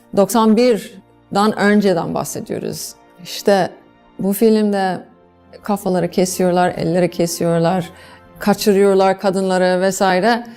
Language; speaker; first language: Turkish; non-native, fluent; English